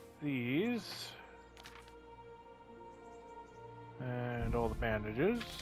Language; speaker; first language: English; native; English